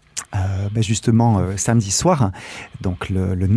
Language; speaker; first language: French; native; French